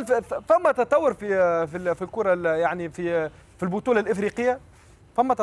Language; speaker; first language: Arabic; native; Arabic